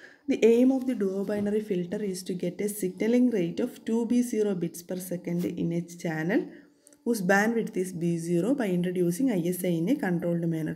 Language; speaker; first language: English; non-native, local second language; Malayalam